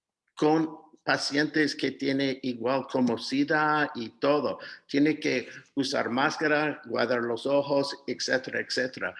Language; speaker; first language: Spanish; non-native, fluent; English